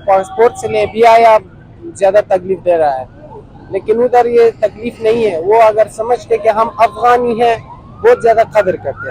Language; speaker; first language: Hindi; non-native, learner; Pashto